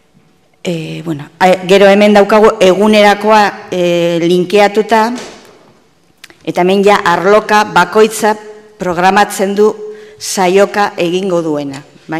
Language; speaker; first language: Basque; native; Basque